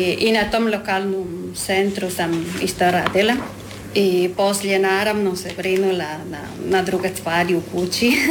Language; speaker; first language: Croatian; non-native, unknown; Spanish